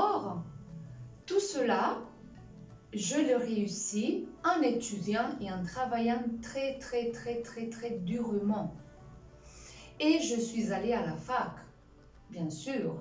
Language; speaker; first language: French; non-native, fluent; Spanish